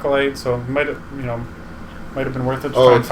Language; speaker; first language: English; native; English